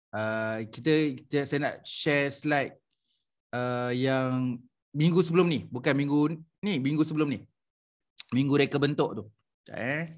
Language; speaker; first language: Malay; native; Malay